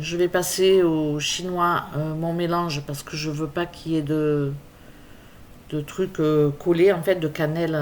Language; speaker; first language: French; native; French